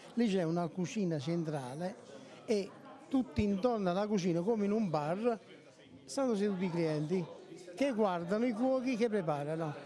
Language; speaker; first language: Italian; native; Italian